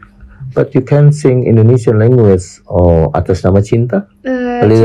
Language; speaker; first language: English; non-native, learner; Indonesian